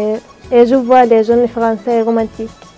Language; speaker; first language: French; non-native, learner; Arabic